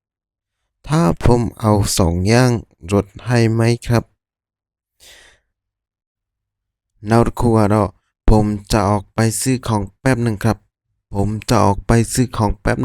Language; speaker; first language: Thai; non-native, fluent; Burmese